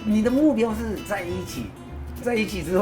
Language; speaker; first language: Chinese; non-native, fluent; Japanese